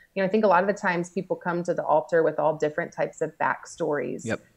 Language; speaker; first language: English; native; English